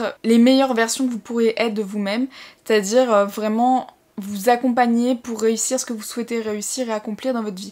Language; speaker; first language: French; native; French